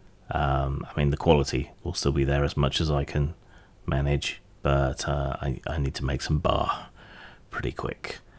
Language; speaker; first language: English; native; English